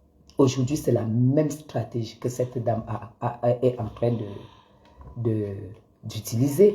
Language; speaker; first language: French; native; French